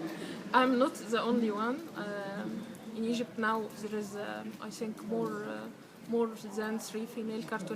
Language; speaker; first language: English; non-native, learner; Arabic